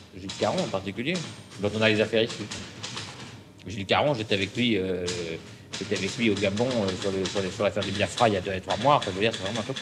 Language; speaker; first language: French; native; French